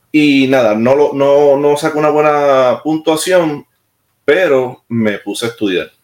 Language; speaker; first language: Spanish; native; Spanish